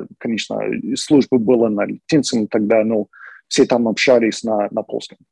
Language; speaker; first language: Russian; non-native, fluent; English